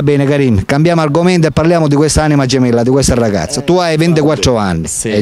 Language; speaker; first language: Italian; native; Italian